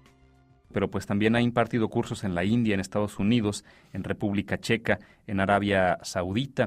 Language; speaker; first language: Spanish; native; Spanish